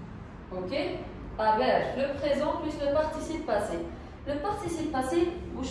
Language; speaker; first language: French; non-native, local second language; Arabic